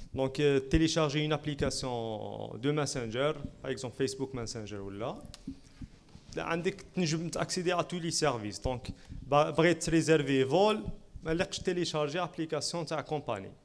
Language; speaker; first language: French; non-native, local second language; Arabic